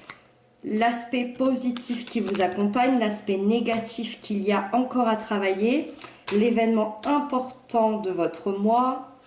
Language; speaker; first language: French; native; French